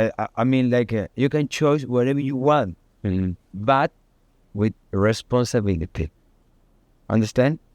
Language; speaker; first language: English; non-native, learner; Spanish